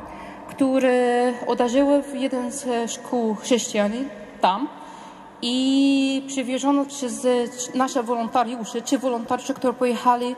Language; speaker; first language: Polish; non-native, learner; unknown